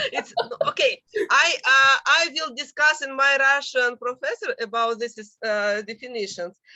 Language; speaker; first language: English; non-native, learner; Russian